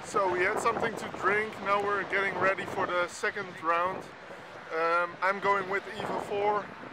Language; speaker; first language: English; non-native, fluent; Dutch